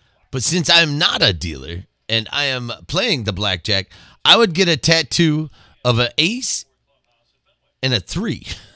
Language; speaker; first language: English; native; English